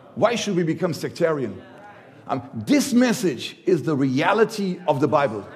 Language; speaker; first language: English; non-native, fluent; German